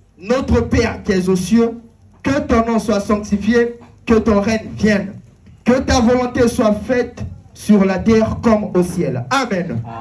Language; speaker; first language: French; non-native, local second language; Lingala